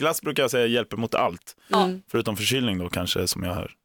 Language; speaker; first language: Swedish; native; Swedish